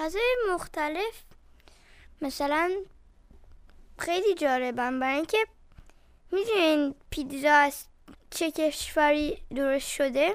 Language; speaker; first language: Persian; early bilingual, heritage; Persian